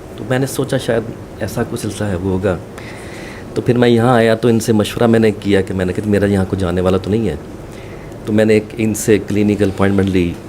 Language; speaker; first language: Urdu; native; Urdu